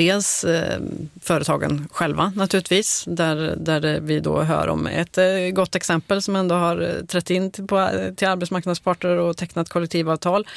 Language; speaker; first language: Swedish; native; Swedish